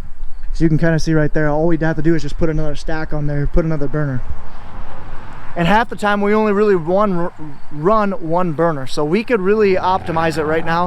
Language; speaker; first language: English; native; English